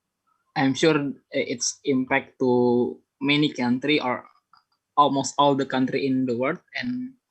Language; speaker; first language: English; non-native, learner; Indonesian